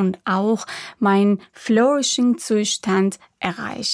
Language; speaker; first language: German; non-native, fluent; Persian